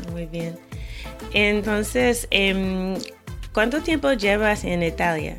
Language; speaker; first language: Spanish; non-native, fluent; English